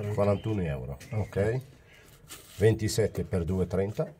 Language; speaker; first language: Italian; non-native, fluent; Arabic